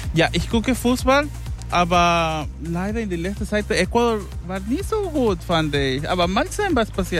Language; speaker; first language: German; non-native, fluent; Spanish